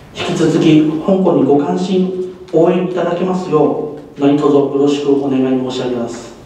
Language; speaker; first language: Japanese; non-native, fluent; Cantonese